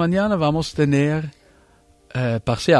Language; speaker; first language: Spanish; non-native, fluent; Italian